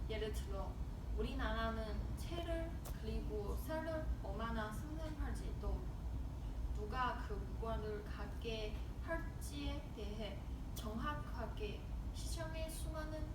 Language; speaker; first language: Korean; non-native, learner; Chinese